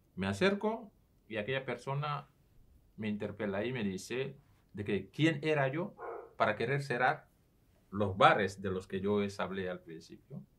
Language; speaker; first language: Spanish; non-native, fluent; Serer